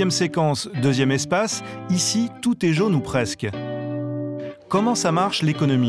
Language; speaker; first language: French; native; French